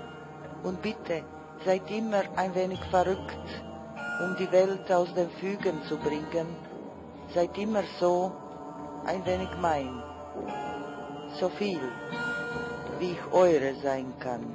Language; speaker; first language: German; non-native, fluent; Croatian